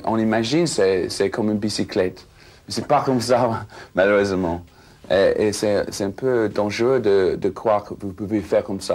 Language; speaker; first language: French; non-native, fluent; English